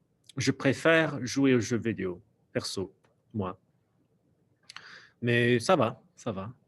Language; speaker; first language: French; non-native, fluent; English